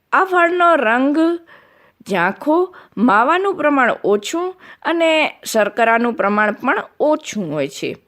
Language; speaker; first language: Gujarati; non-native, local second language; Kachhi